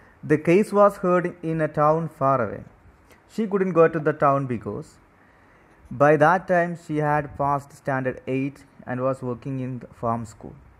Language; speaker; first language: English; non-native, local second language; Malayalam